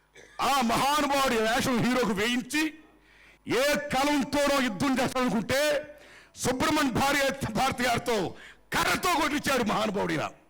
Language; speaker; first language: Telugu; native; Telugu